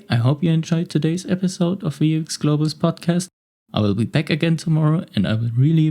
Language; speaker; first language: English; non-native, fluent; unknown